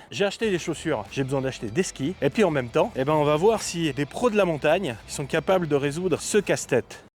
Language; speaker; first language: French; native; French